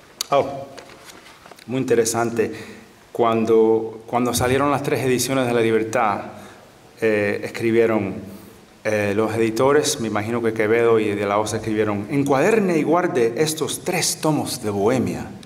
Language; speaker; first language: Spanish; early bilingual, heritage; Spanish